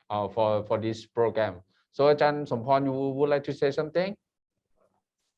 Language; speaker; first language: English; non-native, learner; Thai